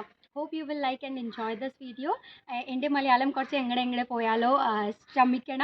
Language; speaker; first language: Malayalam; non-native, learner; Hindi